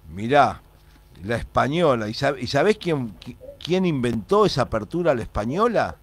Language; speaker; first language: Spanish; native; Spanish